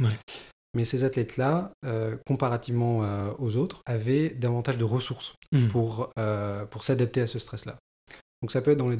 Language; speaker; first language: French; native; French